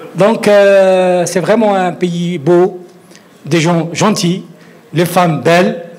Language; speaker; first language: French; non-native, local second language; Arabic